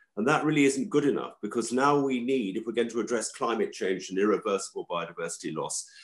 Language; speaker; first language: English; native; English